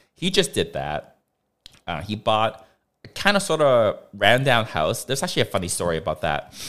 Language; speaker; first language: English; non-native, local second language; Cantonese